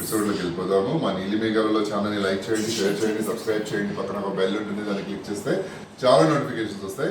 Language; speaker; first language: Telugu; native; Telugu